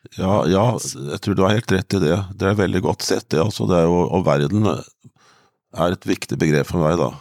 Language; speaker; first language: Norwegian; native; Norwegian